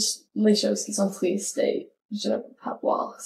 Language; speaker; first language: French; non-native, learner; English